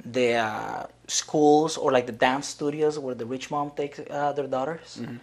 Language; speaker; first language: English; non-native, fluent; Spanish